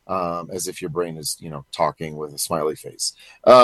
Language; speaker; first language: English; native; English